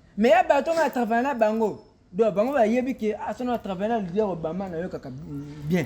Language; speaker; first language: Lingala; native; Lingala